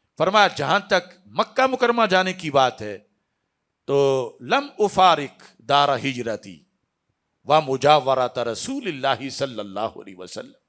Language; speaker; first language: Urdu; non-native, local second language; Punjabi